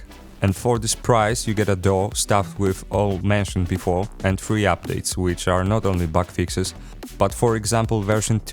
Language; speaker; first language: English; non-native, fluent; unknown